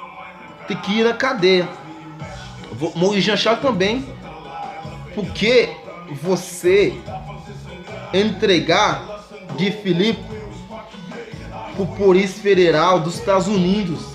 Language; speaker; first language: Portuguese; non-native, learner; Haitian Creole